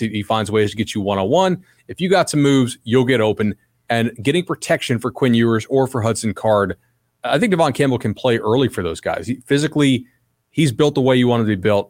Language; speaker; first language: English; native; English